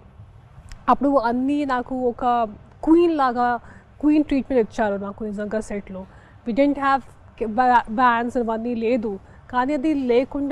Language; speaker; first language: Telugu; non-native, fluent; Hindi